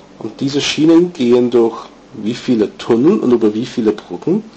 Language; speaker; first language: German; non-native, fluent; English